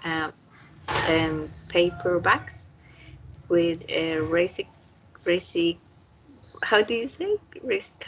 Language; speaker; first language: English; non-native, learner; Spanish